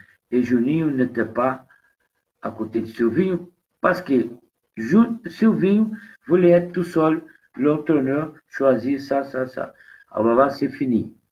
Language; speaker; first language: French; non-native, fluent; Portuguese